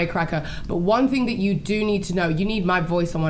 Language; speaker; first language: English; native; English